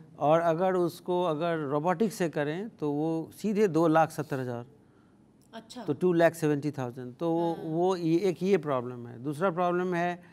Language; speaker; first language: Hindi; native; Hindi